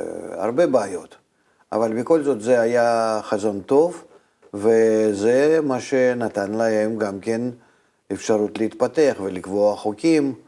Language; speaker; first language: Hebrew; non-native, fluent; Russian